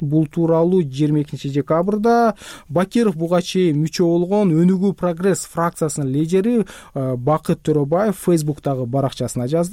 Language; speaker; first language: Kyrgyz; native; Kyrgyz